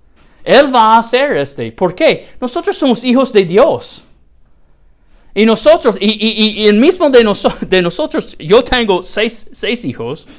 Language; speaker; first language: Spanish; non-native, learner; English